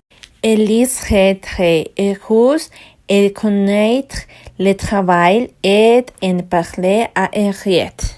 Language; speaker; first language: French; non-native, learner; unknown